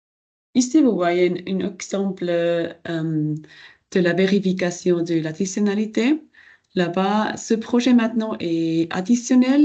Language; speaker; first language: French; non-native, local second language; German